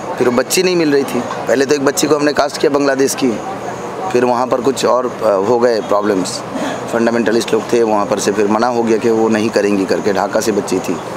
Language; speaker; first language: Hindi; native; Hindi